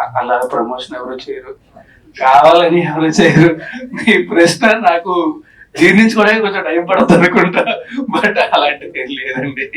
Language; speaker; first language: Telugu; non-native, fluent; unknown